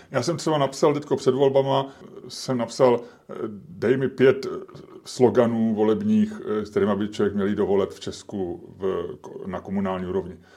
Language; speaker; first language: Czech; native; Czech